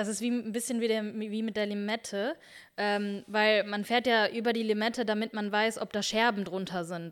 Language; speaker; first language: German; native; German